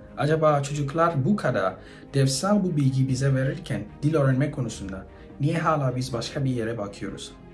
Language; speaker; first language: Turkish; non-native, fluent; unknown